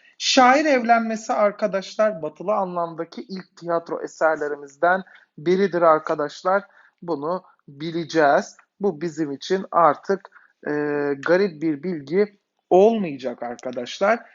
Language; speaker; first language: Turkish; native; Turkish